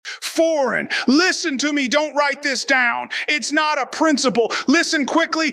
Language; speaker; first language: English; native; English